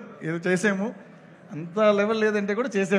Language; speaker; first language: Telugu; non-native, learner; Tamil